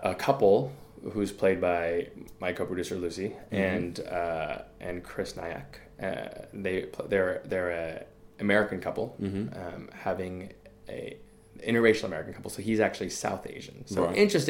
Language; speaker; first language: English; native; English